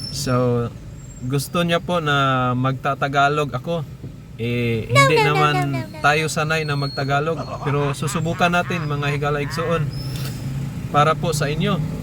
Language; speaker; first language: Filipino; non-native, local second language; Cebuano